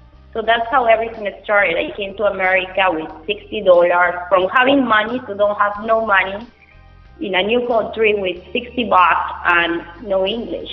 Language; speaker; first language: English; non-native, fluent; Spanish